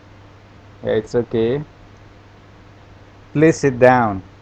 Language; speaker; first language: English; non-native, learner; Indonesian